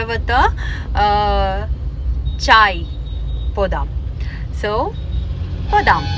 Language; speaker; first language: Telugu; non-native, learner; Kannada